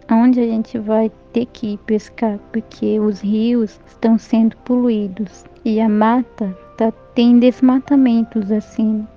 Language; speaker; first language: Portuguese; non-native, local second language; Guarani